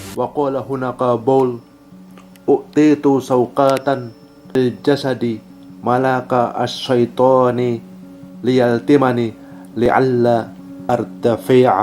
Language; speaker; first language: Arabic; non-native, learner; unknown